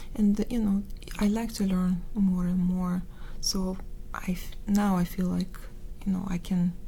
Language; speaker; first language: English; non-native, fluent; Russian